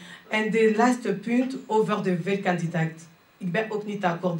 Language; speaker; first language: Dutch; non-native, learner; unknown